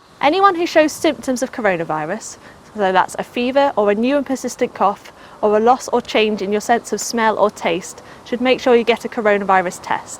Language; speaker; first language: English; native; English